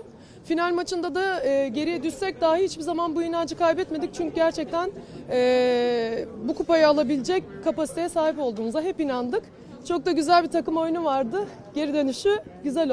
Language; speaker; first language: Turkish; native; Turkish